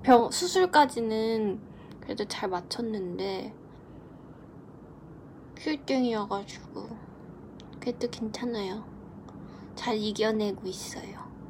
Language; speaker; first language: Korean; early bilingual, heritage; Korean